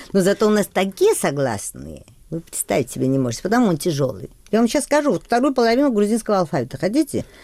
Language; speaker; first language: Russian; non-native, local second language; Georgian